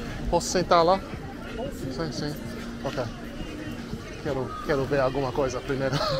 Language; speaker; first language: Portuguese; non-native, learner; English